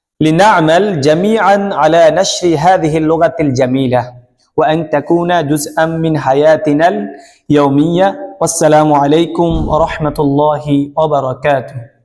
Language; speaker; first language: Arabic; non-native, learner; Bangla